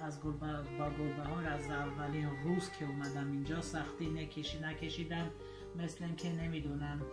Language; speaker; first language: Persian; non-native, local second language; Armenian